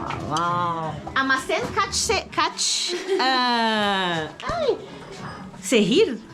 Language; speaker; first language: Turkish; non-native, learner; Portuguese